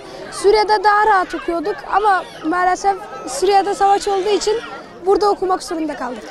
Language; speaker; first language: Turkish; non-native, learner; Arabic